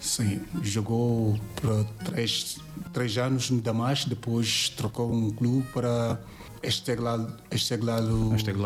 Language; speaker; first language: Portuguese; non-native, learner; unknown